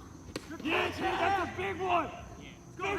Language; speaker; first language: English; native; English